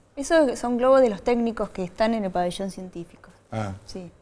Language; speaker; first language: Spanish; native; Spanish